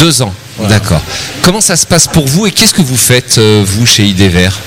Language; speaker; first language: French; native; French